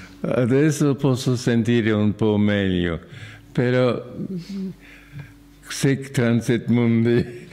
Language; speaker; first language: Italian; non-native, fluent; English